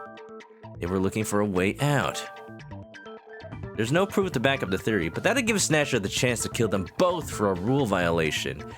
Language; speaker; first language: English; native; English